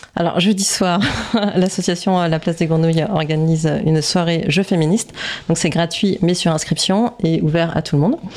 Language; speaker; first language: French; native; French